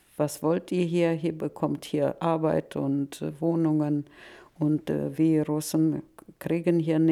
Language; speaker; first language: German; non-native, fluent; Russian